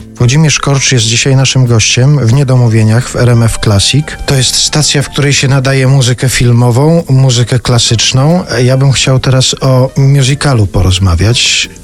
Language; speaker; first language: Polish; native; Polish